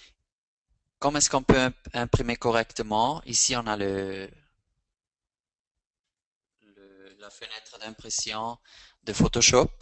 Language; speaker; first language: French; non-native, fluent; Spanish